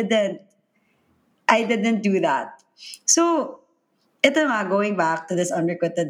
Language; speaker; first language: English; non-native, local second language; Filipino